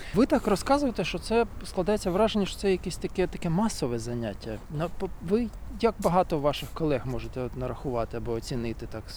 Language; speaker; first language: Ukrainian; native; Ukrainian